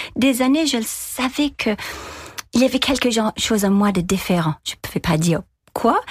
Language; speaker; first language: French; non-native, fluent; English